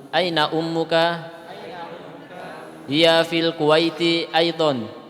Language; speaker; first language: Arabic; non-native, learner; Indonesian